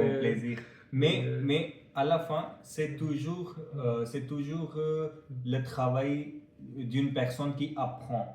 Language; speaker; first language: French; non-native, fluent; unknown